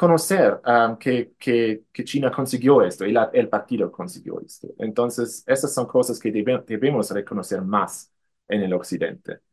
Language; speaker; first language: Spanish; non-native, fluent; German